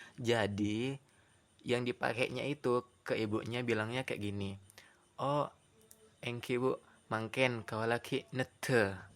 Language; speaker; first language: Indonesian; non-native, local second language; Madurese